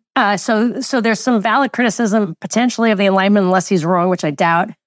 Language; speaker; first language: English; native; English